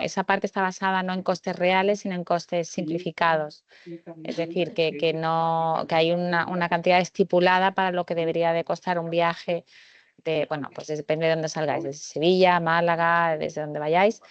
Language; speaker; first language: Spanish; native; Spanish